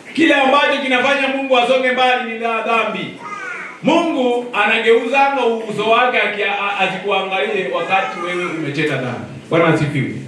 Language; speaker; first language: Swahili; non-native, local second language; Luyia